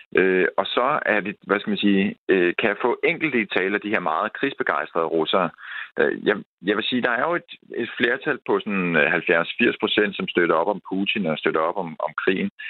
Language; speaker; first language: Danish; native; Danish